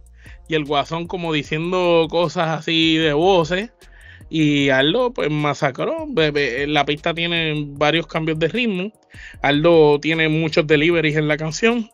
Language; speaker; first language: Spanish; native; Spanish